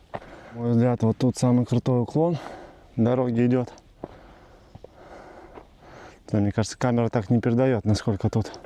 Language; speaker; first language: Russian; native; Russian